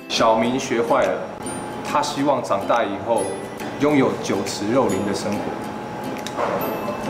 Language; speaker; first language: Chinese; native; Chinese